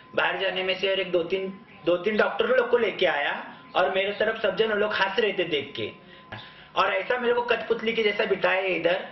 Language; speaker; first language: Hindi; non-native, local second language; Marathi